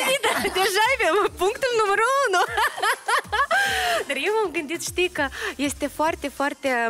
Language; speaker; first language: Romanian; non-native, local second language; Russian